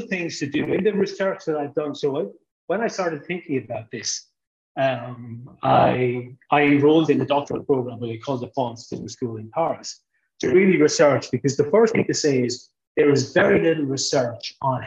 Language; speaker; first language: English; native; English